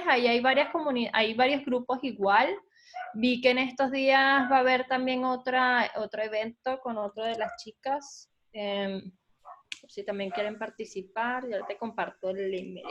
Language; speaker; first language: Spanish; native; Spanish